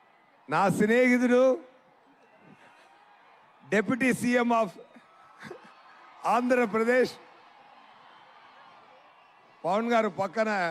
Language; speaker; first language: Telugu; non-native, learner; Tamil